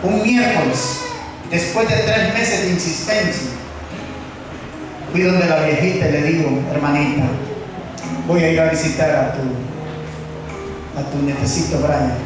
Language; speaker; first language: Spanish; native; Spanish